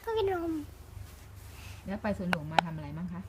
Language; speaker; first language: Thai; native; Thai